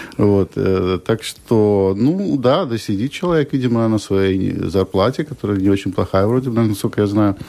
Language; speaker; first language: Russian; native; Russian